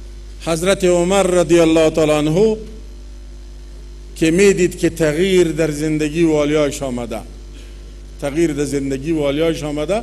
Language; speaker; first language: Persian; non-native, local second language; Pashto